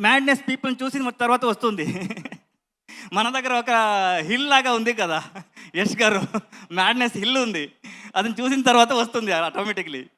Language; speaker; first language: Telugu; non-native, learner; Kannada